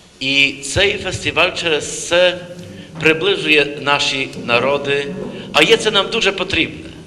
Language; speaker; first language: Ukrainian; early bilingual, heritage; Ukrainian